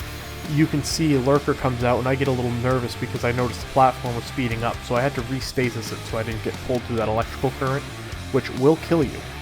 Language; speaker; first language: English; native; English